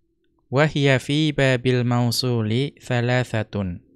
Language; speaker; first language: Arabic; non-native, fluent; Indonesian